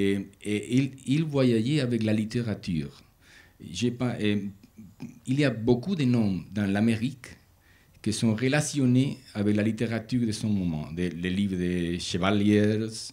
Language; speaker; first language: French; non-native, learner; Spanish